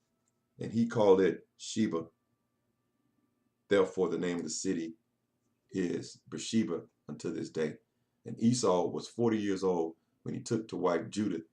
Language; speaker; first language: English; native; English